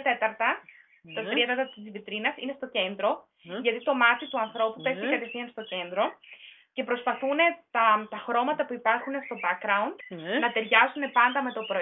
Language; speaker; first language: Greek; non-native, fluent; German